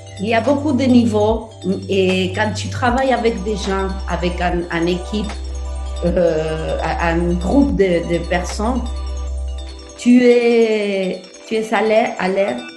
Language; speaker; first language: French; non-native, learner; Spanish